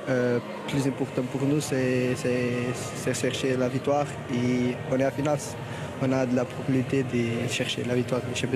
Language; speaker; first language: French; non-native, learner; Portuguese